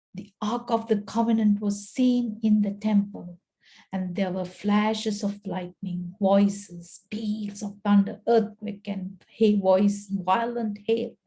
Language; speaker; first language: English; non-native, local second language; Sinhala